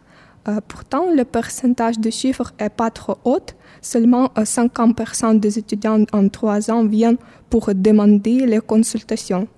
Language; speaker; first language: French; non-native, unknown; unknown